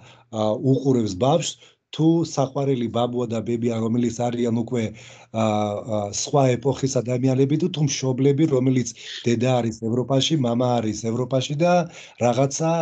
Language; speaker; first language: Georgian; non-native, local second language; Russian